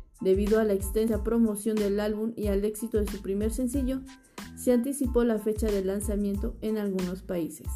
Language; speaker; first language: Spanish; native; Spanish